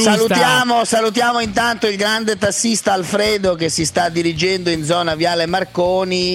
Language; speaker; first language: Italian; native; Italian